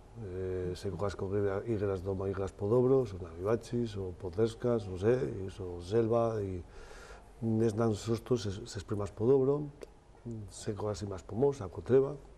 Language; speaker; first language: Macedonian; non-native, learner; Spanish